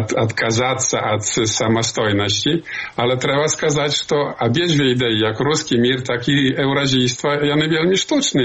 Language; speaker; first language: Polish; non-native, learner; Belarusian